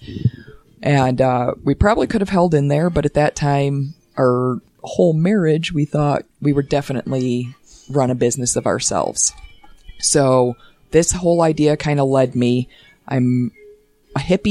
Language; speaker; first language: English; native; English